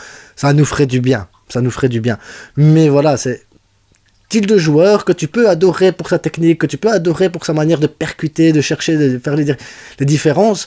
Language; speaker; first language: French; native; French